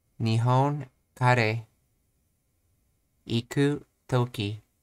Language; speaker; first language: Japanese; non-native, learner; English